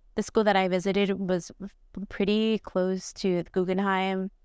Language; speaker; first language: English; early bilingual, other home language; Spanish